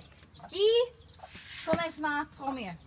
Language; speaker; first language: French; non-native, learner; English